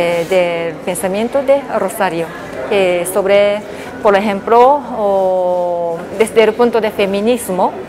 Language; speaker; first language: Spanish; non-native, learner; Japanese